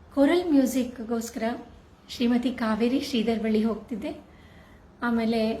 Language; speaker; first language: Kannada; native; Kannada